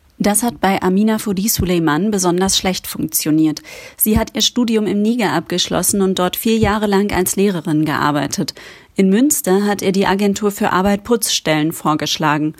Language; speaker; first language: German; native; German